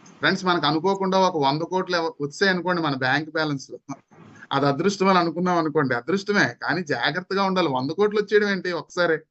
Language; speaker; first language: Telugu; native; Telugu